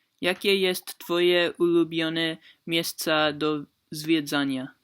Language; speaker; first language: Polish; non-native, learner; English